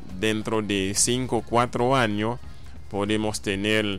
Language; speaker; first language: Spanish; non-native, fluent; Haitian Creole